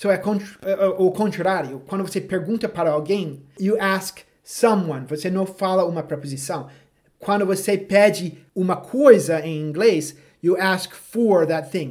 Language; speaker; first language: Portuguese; non-native, fluent; English